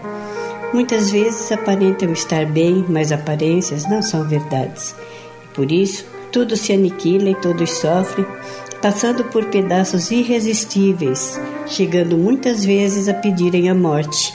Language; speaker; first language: Portuguese; native; Portuguese